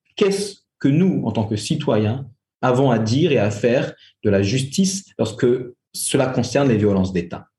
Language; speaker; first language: French; native; French